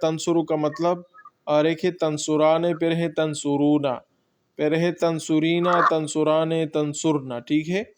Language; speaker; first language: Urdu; non-native, local second language; Pashto